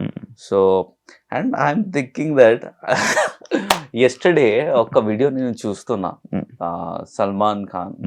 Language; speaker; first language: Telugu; non-native, learner; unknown